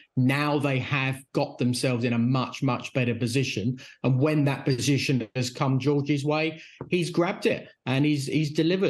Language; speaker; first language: English; native; English